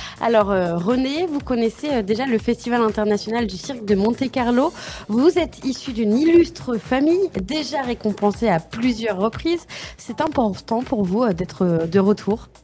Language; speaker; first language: French; native; French